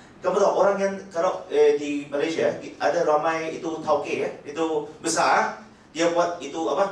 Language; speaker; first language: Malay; non-native, local second language; Chinese